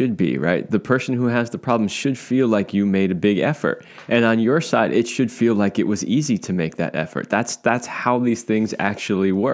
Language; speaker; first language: English; native; English